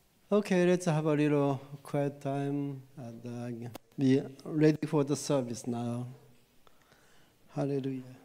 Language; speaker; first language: English; non-native, fluent; Japanese